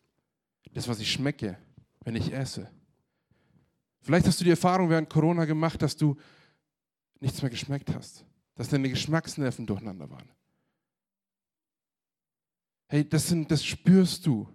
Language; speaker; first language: German; native; German